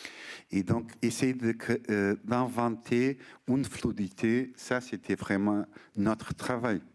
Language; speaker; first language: French; non-native, fluent; Portuguese